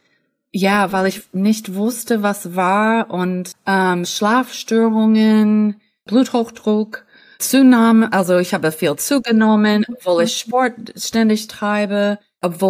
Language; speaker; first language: German; non-native, fluent; English